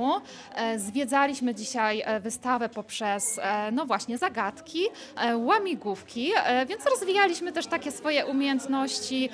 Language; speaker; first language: Polish; native; Polish